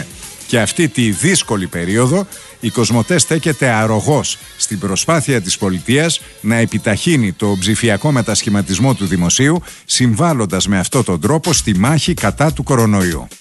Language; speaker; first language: Greek; native; Greek